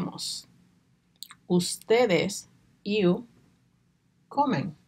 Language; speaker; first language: Spanish; non-native, learner; English